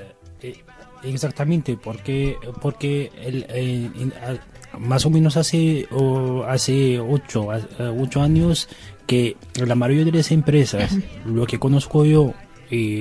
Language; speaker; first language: Spanish; non-native, learner; Arabic